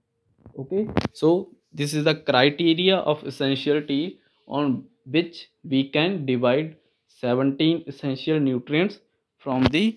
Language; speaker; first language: English; non-native, local second language; Punjabi